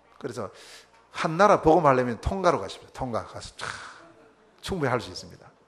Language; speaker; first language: Korean; native; Korean